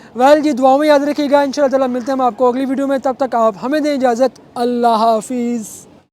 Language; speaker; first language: Urdu; non-native, local second language; Punjabi